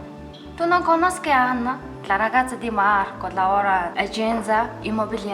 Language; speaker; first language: Italian; non-native, learner; Mongolian